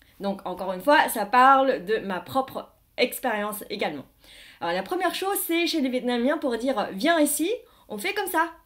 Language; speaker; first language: French; non-native, fluent; Vietnamese